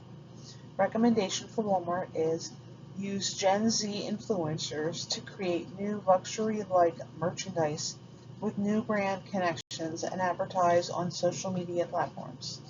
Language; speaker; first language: English; native; English